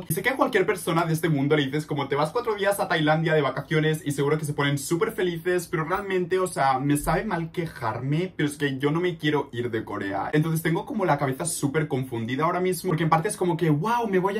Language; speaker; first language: Spanish; native; Spanish